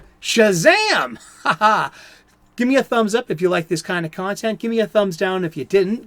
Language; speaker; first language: English; native; English